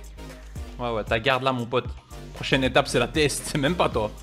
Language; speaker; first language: French; native; French